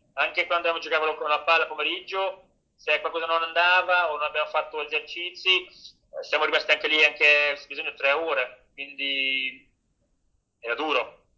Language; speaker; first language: Italian; non-native, learner; Hungarian